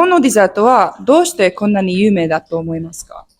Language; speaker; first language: Japanese; non-native, learner; English